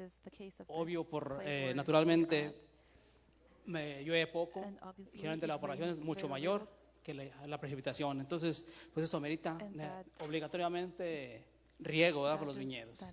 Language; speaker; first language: Spanish; native; Spanish